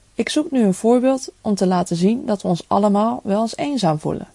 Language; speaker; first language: Dutch; early bilingual, other home language; Cantonese